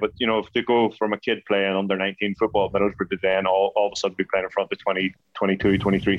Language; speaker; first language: English; native; English